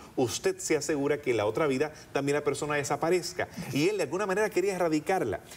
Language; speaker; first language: Spanish; native; Spanish